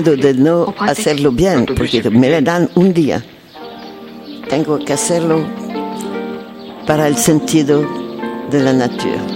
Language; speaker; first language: Spanish; non-native, learner; French